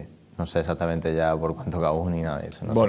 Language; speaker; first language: Spanish; native; Spanish